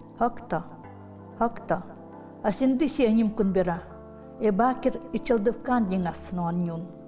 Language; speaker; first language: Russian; non-native, local second language; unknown